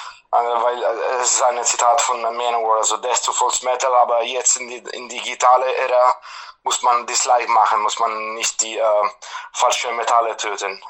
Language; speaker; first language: German; non-native, fluent; Italian